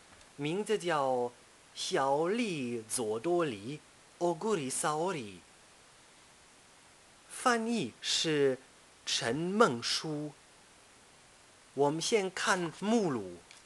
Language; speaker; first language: Chinese; non-native, fluent; German